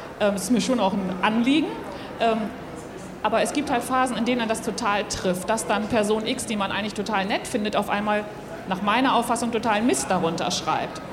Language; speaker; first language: German; native; German